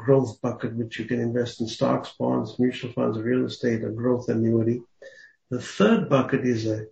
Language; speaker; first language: English; native; English